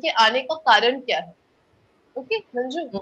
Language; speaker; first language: Hindi; native; Hindi